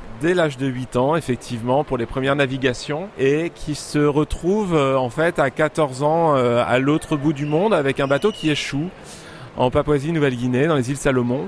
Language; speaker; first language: French; native; French